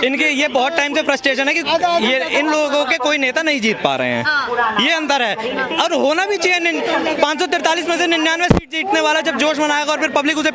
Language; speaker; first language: Hindi; native; Hindi